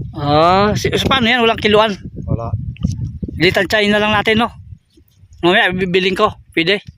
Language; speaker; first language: Filipino; native; Filipino